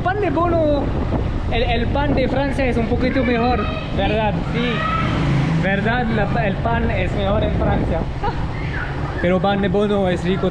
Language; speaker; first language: Spanish; non-native, learner; French